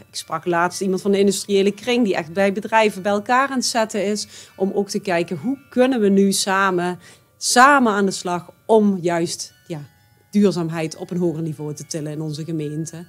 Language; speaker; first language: Dutch; native; Dutch